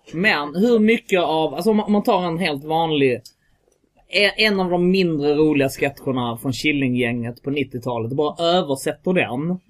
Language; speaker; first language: Swedish; early bilingual, other home language; Kurdish